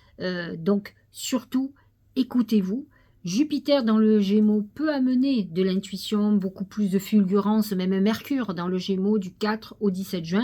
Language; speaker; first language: French; native; French